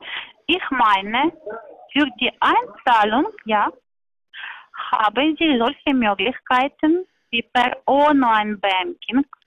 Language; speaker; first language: German; non-native, learner; Polish